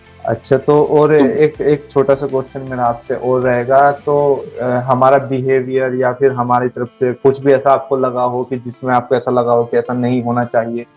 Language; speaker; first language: Hindi; native; Hindi